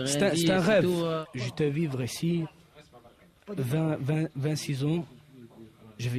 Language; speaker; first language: French; non-native, local second language; Arabic